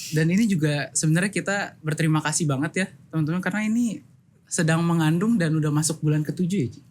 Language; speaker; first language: Indonesian; native; Indonesian